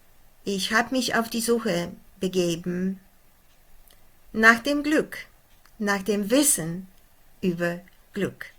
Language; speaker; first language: German; non-native, fluent; Polish